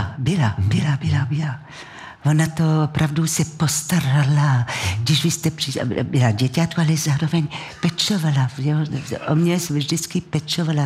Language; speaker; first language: Czech; non-native, fluent; French